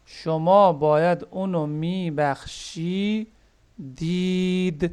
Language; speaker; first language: Persian; non-native, fluent; Urdu